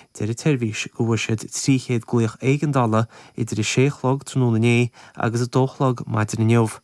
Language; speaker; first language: Irish; native; Irish